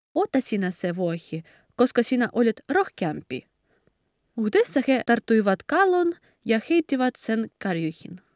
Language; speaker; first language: Finnish; non-native, learner; Ukrainian